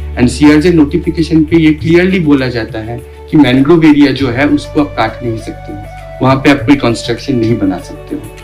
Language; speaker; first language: Hindi; non-native, local second language; Telugu